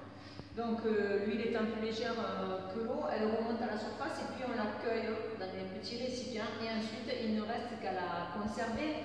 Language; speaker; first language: French; native; French